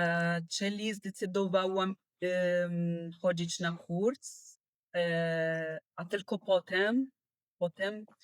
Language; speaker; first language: Polish; non-native, learner; Italian